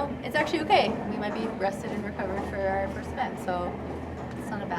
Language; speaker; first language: English; native; English